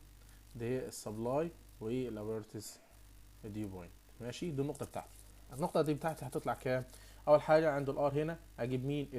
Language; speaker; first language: Arabic; native; Arabic